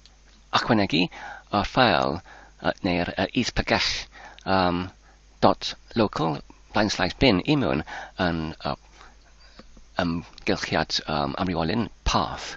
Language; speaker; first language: Welsh; non-native, learner; English